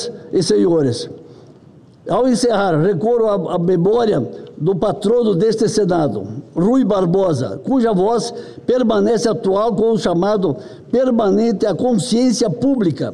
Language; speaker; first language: Portuguese; native; Portuguese